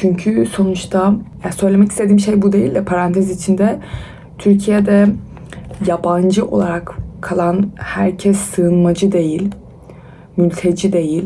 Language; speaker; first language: Turkish; early bilingual, other home language; Persian